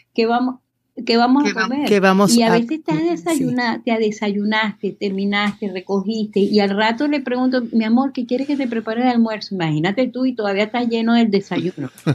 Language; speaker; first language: Spanish; native; Spanish